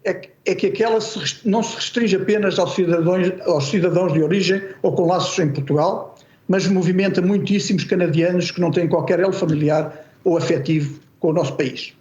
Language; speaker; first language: Portuguese; native; Portuguese